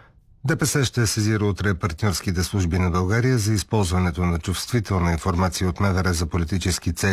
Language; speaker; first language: Bulgarian; native; Bulgarian